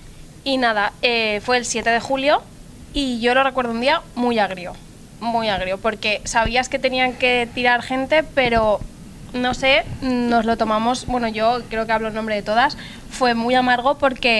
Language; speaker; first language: Spanish; native; Spanish